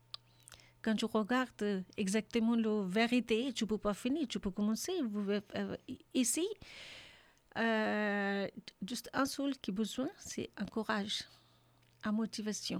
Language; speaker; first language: French; non-native, learner; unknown